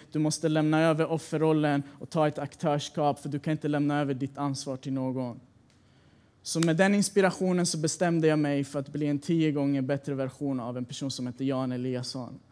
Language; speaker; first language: Swedish; early bilingual, other home language; Persian